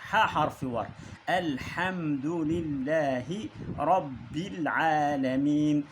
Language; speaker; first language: Turkish; non-native, learner; Arabic